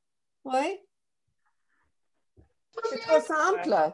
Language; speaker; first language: French; non-native, fluent; English